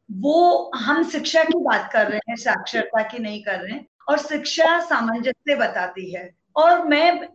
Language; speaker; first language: Hindi; native; Hindi